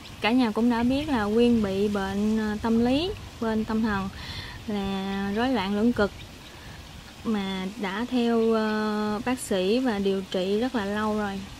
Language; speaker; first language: Vietnamese; native; Vietnamese